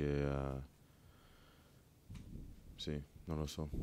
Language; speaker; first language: Italian; non-native, learner; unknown